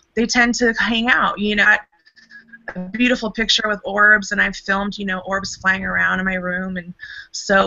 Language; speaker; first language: English; native; English